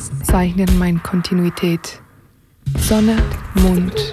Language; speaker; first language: German; non-native, learner; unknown